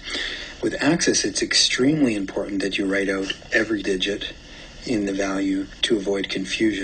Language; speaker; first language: English; native; English